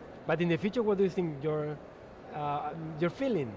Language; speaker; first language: English; non-native, fluent; Spanish